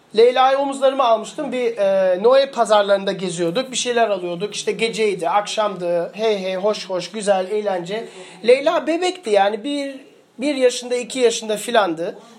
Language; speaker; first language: Turkish; early bilingual, heritage; Turkish